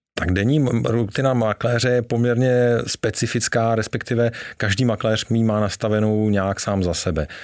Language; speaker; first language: Czech; native; Czech